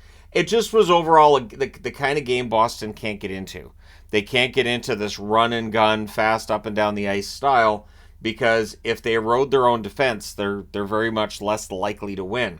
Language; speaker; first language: English; native; English